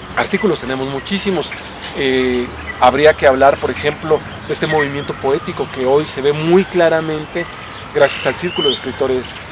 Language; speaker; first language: Spanish; native; Spanish